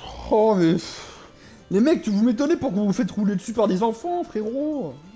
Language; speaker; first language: French; native; French